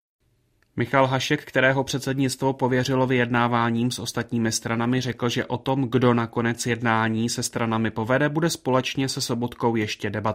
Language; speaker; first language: Czech; native; Czech